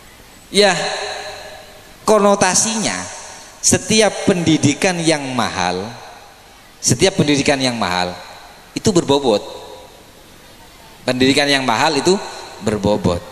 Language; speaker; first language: Indonesian; non-native, local second language; Madurese